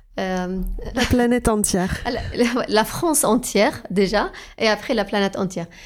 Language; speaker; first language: French; non-native, fluent; Arabic